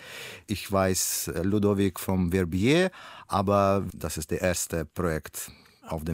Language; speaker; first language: German; non-native, learner; Russian